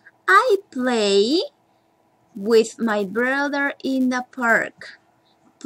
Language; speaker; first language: English; non-native, learner; Spanish